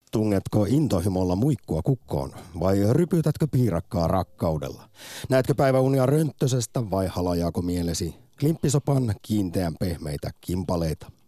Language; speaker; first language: Finnish; native; Finnish